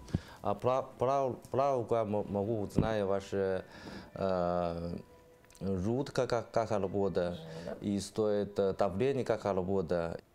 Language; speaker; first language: Russian; non-native, learner; Chinese